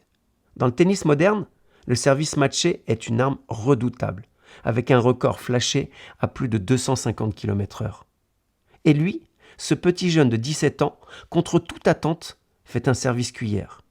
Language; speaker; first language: French; native; French